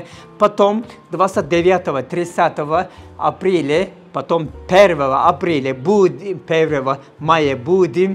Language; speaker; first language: Russian; non-native, learner; Turkish